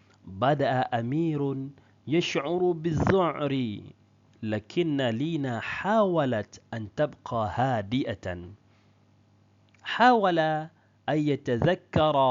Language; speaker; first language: Arabic; non-native, fluent; Indonesian